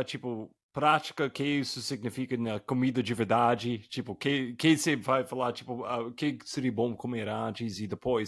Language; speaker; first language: Portuguese; non-native, fluent; English